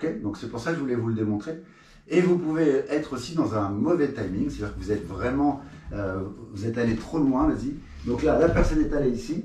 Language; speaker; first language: French; native; French